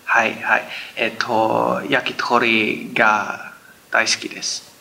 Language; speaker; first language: Japanese; non-native, learner; English